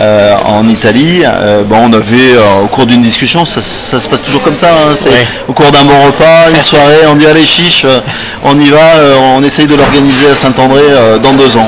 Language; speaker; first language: French; native; French